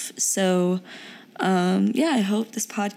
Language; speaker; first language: English; early bilingual, other home language; Urdu